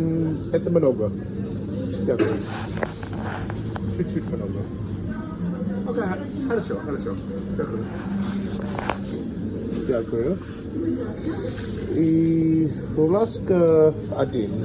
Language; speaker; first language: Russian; non-native, learner; English